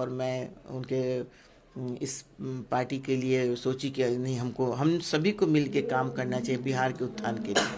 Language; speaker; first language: Hindi; non-native, local second language; Bangla